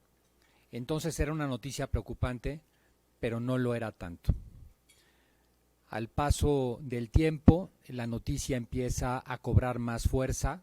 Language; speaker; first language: Spanish; native; Spanish